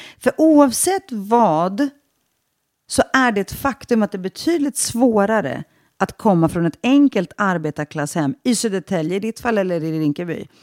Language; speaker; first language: Swedish; early bilingual, other home language; Greek